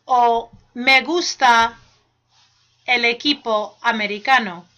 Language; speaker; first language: Spanish; non-native, fluent; English